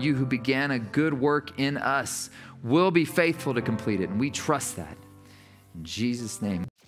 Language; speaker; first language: English; native; English